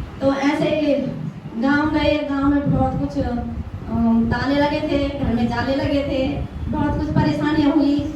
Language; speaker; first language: Hindi; native; Hindi